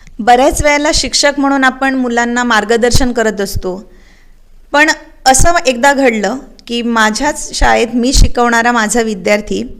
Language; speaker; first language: Marathi; native; Marathi